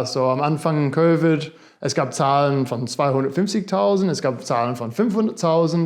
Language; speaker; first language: German; non-native, fluent; English